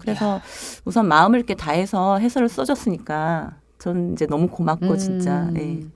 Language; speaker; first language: Korean; native; Korean